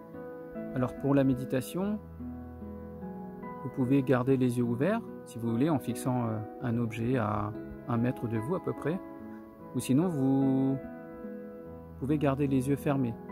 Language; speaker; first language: French; native; French